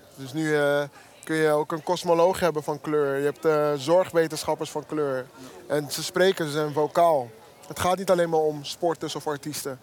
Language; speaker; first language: Dutch; early bilingual, other home language; Akan